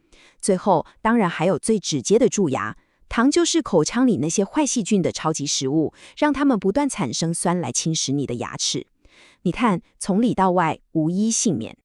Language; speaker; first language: Chinese; native; Chinese